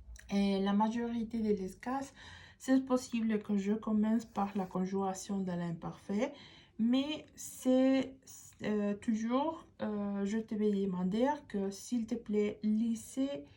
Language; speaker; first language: French; non-native, fluent; Spanish